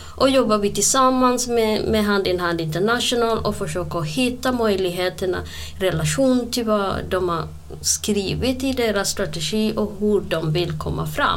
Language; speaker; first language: Swedish; non-native, fluent; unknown